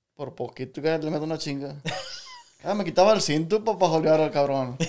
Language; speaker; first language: Spanish; early bilingual, other home language; English